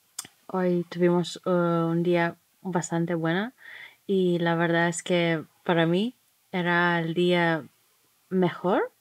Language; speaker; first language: Spanish; non-native, fluent; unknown